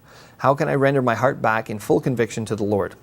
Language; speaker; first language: English; native; English